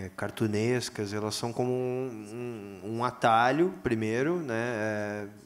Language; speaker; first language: Portuguese; native; Portuguese